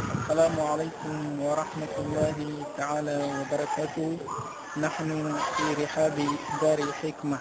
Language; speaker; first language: Arabic; non-native, fluent; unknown